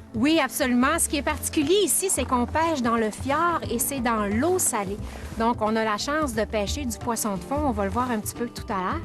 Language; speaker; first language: French; native; French